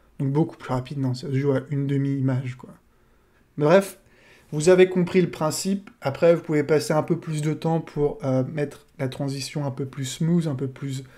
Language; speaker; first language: French; native; French